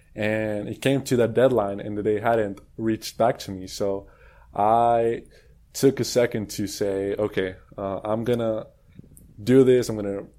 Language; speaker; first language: English; non-native, fluent; Spanish